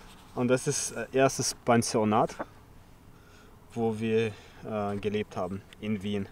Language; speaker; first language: German; early bilingual, other home language; Chechen